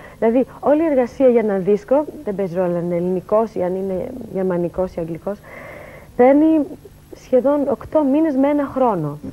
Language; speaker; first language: Greek; early bilingual, heritage; Greek